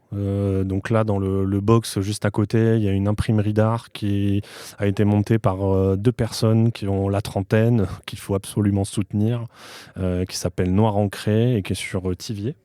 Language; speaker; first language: French; native; French